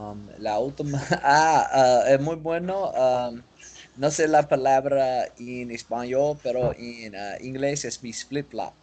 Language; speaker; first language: Spanish; non-native, learner; English